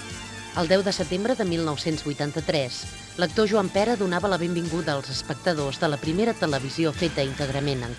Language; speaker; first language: Catalan; native; Catalan